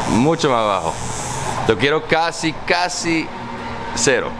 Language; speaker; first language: Spanish; non-native, learner; English